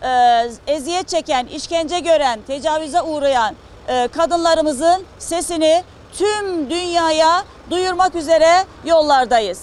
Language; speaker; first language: Turkish; native; Turkish